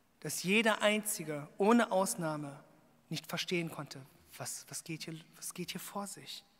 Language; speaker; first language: German; early bilingual, other home language; Korean